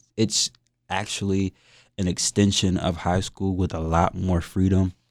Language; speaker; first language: English; native; English